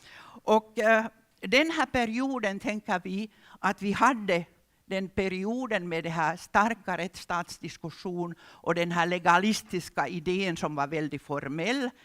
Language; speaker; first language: Swedish; non-native, local second language; Finnish